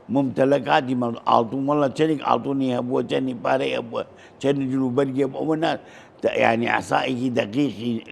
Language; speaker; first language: Central Kurdish; non-native, local second language; Southern Kurdish